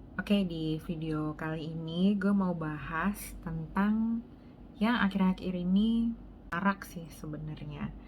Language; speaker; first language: Indonesian; native; Indonesian